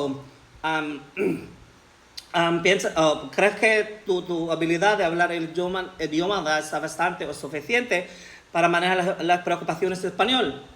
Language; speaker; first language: Spanish; non-native, learner; Filipino